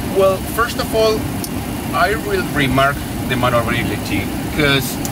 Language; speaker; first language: English; non-native, fluent; Spanish